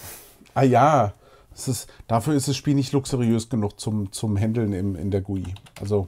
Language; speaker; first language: German; native; German